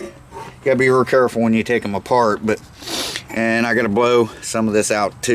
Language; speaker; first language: English; native; English